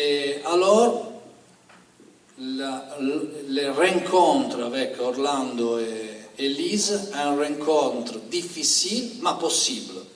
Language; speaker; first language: French; non-native, learner; Italian